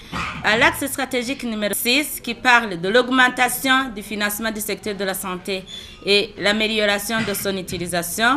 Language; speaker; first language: French; non-native, local second language; Rundi